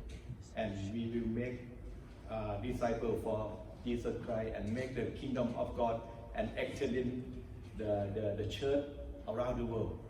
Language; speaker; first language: English; non-native, learner; Thai